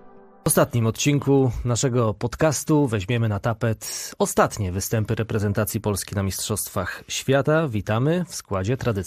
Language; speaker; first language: Polish; native; Polish